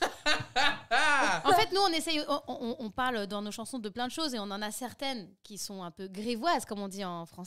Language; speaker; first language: French; native; French